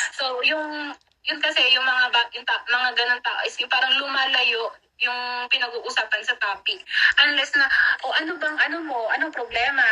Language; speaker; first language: Filipino; native; Filipino